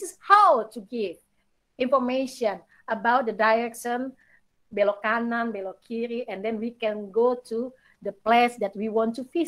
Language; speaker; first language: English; non-native, learner; Indonesian